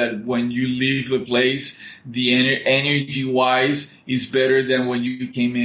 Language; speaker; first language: English; non-native, fluent; Spanish